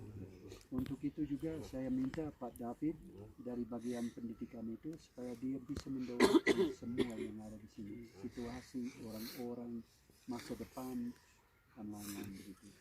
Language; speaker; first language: Indonesian; non-native, fluent; English